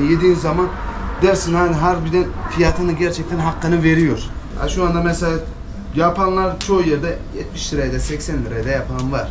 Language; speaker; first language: Turkish; native; Turkish